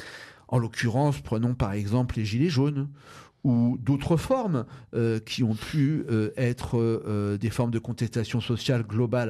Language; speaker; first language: French; native; French